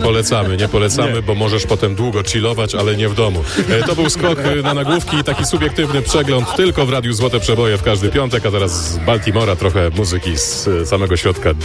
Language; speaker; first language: Polish; native; Polish